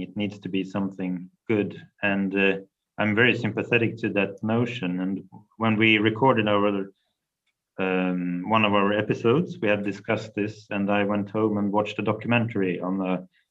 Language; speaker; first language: English; non-native, fluent; Swedish